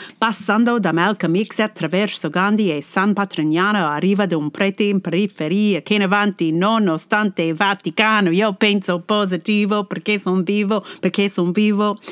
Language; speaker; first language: Italian; non-native, fluent; English